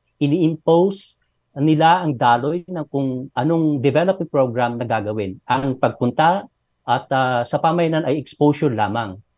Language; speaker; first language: Filipino; non-native, local second language; Iloko